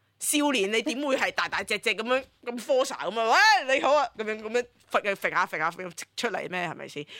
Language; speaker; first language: Cantonese; native; Cantonese